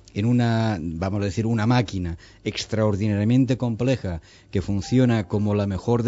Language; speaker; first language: Spanish; native; Spanish